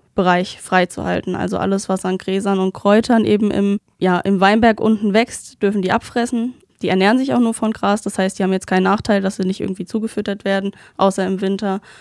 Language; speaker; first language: German; native; German